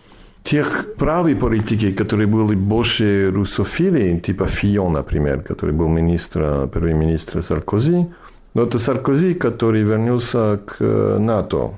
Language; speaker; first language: Russian; non-native, fluent; English